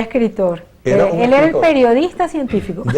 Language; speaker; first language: Spanish; native; Spanish